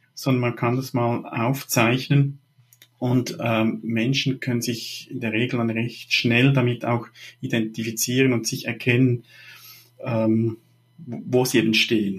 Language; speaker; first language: German; native; German